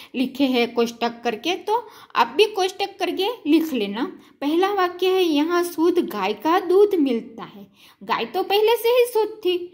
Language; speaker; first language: Hindi; non-native, local second language; Gujarati